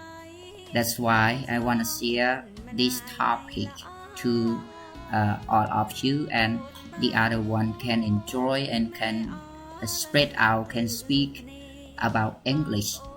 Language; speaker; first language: English; non-native, learner; Khmer